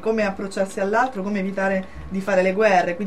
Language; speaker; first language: Italian; native; Italian